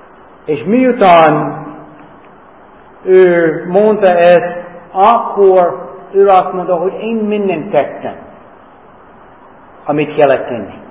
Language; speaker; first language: Hungarian; non-native, learner; English